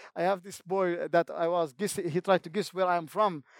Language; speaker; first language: English; non-native, fluent; Arabic